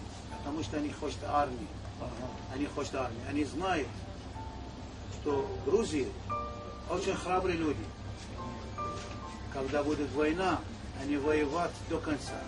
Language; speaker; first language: Russian; non-native, learner; Arabic